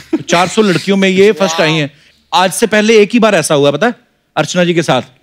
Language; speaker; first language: Hindi; non-native, local second language; Punjabi